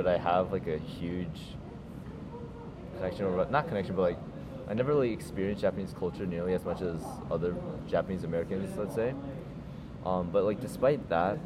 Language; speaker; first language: English; native; English